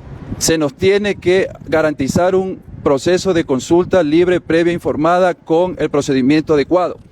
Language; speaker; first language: Spanish; native; Spanish